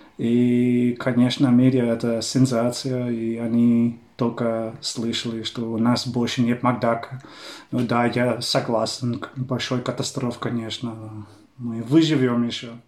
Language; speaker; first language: Russian; non-native, fluent; Dutch